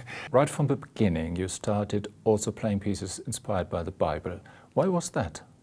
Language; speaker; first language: English; non-native, fluent; German